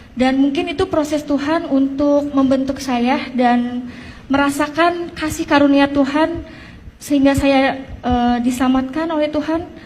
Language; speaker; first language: Indonesian; native; Indonesian